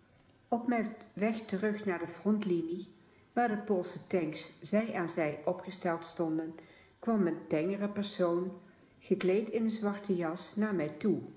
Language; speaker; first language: Dutch; native; Dutch